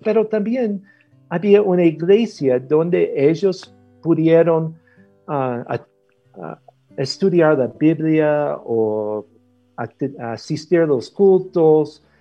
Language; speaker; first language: Spanish; non-native, fluent; English